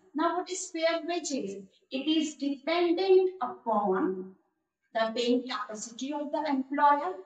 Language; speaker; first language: English; non-native, local second language; Hindi